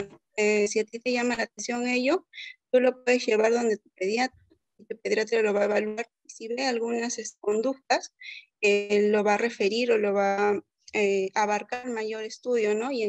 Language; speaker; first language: Spanish; native; Spanish